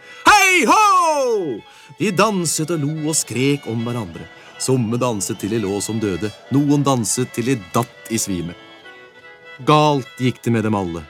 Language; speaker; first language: Norwegian; native; Norwegian